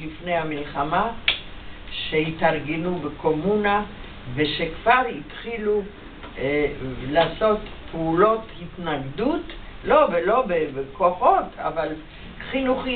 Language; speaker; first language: Hebrew; non-native, fluent; Yiddish